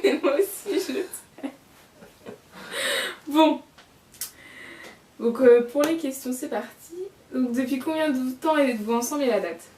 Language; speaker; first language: French; native; French